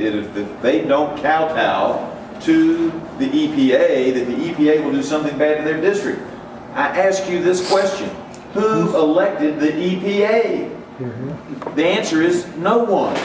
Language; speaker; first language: English; native; English